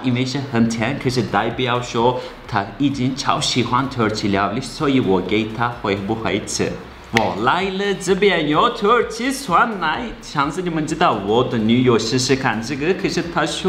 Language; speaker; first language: Chinese; non-native, learner; Turkish